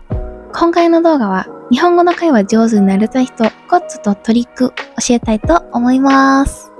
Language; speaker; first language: Japanese; non-native, learner; Indonesian